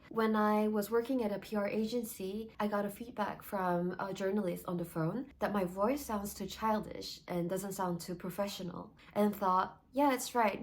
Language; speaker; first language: English; non-native, fluent; Korean